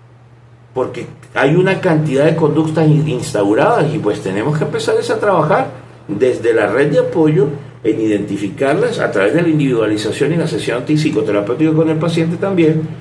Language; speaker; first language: Spanish; native; Spanish